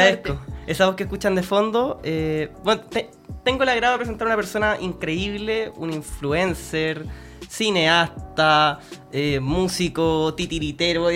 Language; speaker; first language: Spanish; native; Spanish